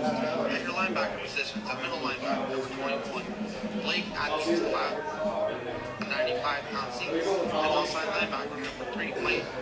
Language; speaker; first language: English; native; English